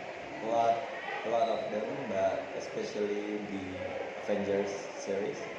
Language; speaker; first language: English; non-native, learner; Indonesian